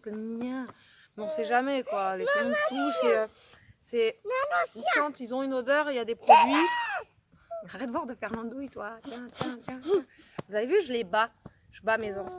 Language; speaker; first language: French; native; French